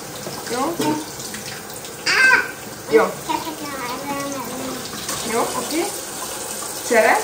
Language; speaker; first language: Hungarian; native; Hungarian